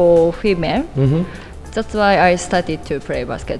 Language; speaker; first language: English; non-native, learner; Japanese